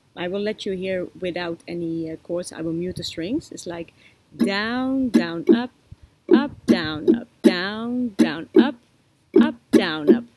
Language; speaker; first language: English; non-native, fluent; Dutch